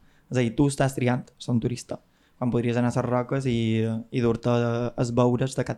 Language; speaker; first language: Catalan; native; Catalan